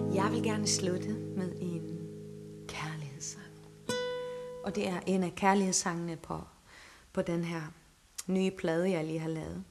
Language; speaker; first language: Danish; non-native, local second language; Faroese